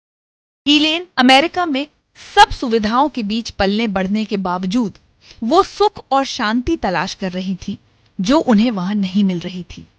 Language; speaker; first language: Hindi; native; Hindi